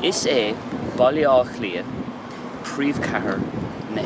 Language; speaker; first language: Irish; non-native, local second language; English